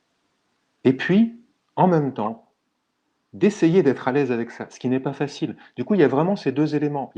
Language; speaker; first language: French; native; French